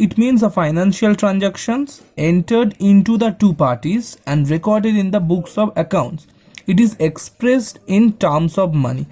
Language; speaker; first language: English; non-native, local second language; Bangla